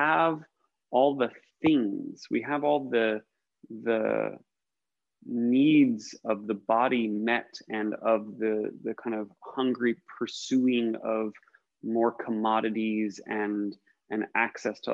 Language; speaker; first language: English; native; English